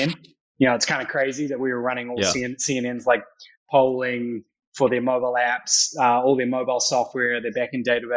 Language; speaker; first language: English; native; English